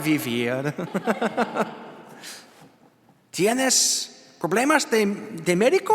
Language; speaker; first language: Spanish; non-native, learner; English